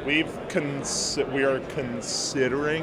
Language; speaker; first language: English; native; English